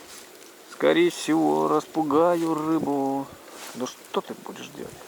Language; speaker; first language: Russian; native; Russian